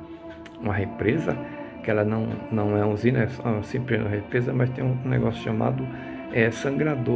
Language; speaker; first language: Portuguese; native; Portuguese